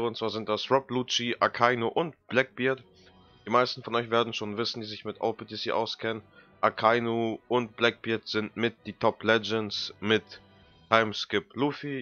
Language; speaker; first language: German; native; German